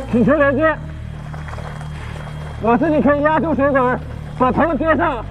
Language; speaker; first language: Chinese; native; Chinese